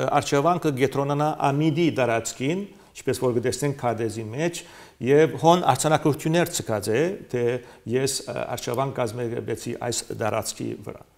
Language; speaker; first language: Armenian; early bilingual, heritage; Armenian